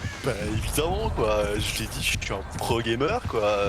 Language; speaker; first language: French; native; French